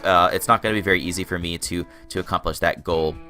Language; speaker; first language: English; native; English